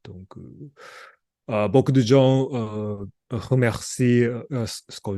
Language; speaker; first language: French; non-native, learner; Japanese